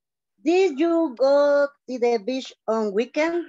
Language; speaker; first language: English; non-native, learner; Spanish